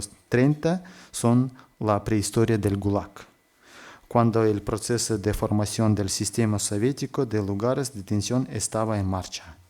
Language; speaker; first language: Spanish; non-native, learner; Kazakh